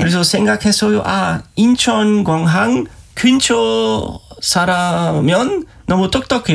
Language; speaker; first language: Korean; non-native, learner; German